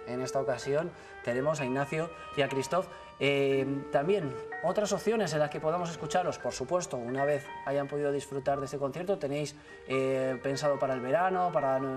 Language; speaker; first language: Spanish; native; Spanish